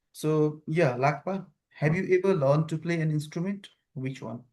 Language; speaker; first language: English; non-native, fluent; Nepali